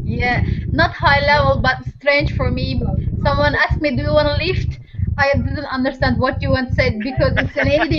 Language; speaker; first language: English; non-native, learner; Turkish